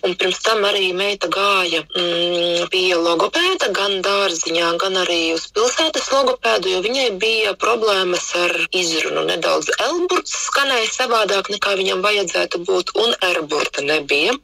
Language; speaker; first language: Latvian; native; Latvian